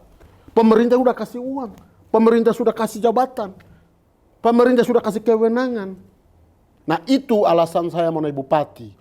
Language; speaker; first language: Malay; non-native, local second language; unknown